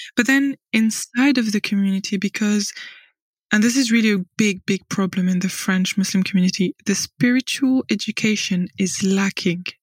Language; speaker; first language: English; non-native, fluent; French